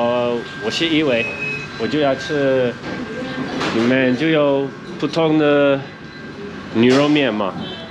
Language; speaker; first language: Chinese; non-native, fluent; English